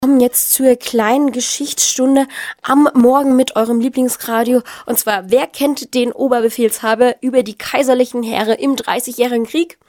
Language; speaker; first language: German; native; German